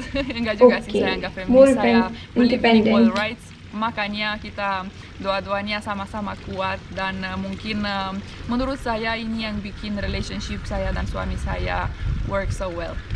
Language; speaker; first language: Indonesian; non-native, fluent; Romanian